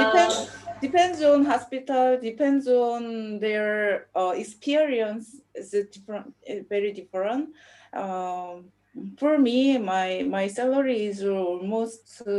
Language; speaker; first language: English; non-native, learner; Korean